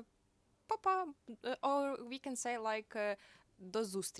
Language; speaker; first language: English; non-native, fluent; Ukrainian